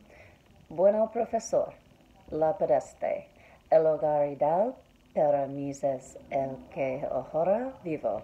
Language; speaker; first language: Spanish; non-native, learner; English